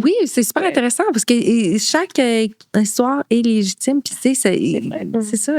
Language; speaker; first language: French; native; French